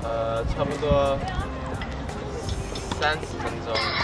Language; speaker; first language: Chinese; non-native, learner; English